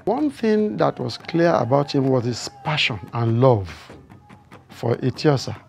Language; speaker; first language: English; non-native, local second language; Yoruba